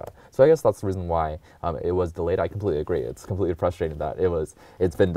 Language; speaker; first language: English; native; English